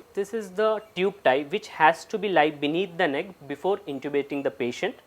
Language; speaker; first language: English; non-native, local second language; Malayalam